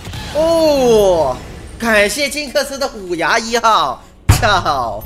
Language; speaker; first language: Chinese; native; Chinese